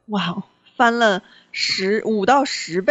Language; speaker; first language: Chinese; native; Chinese